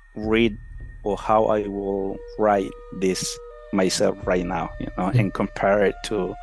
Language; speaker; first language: English; non-native, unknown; Kʼicheʼ